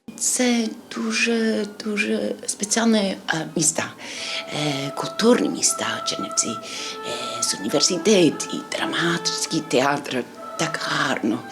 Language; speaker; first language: Ukrainian; non-native, learner; English